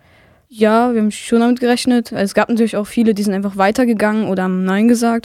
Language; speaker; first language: German; native; German